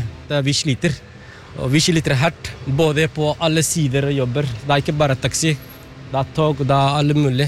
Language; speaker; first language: Norwegian; non-native, fluent; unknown